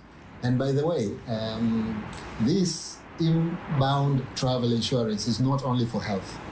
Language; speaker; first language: English; non-native, local second language; Swahili